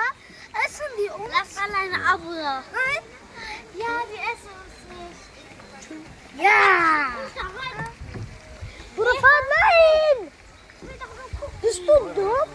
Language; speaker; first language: German; early bilingual, other home language; Arabic